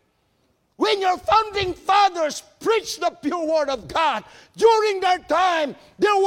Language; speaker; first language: English; non-native, local second language; Cebuano